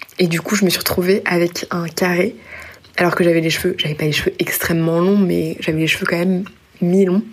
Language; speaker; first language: French; native; French